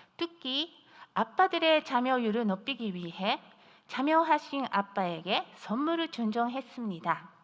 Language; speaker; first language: Korean; non-native, fluent; Japanese